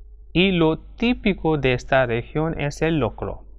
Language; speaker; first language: Spanish; non-native, fluent; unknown